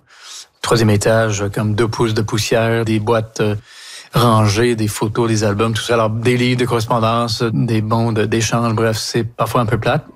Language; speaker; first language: French; native; French